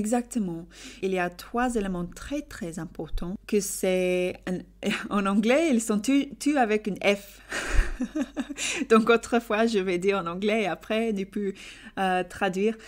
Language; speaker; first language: French; non-native, learner; English